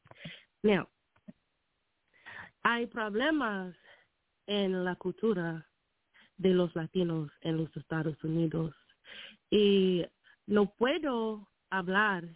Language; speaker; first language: Spanish; non-native, learner; English